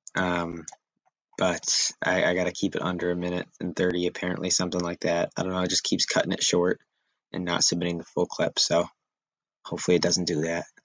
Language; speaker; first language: English; native; English